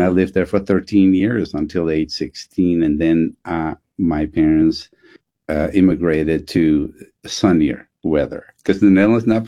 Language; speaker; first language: English; non-native, fluent; Dutch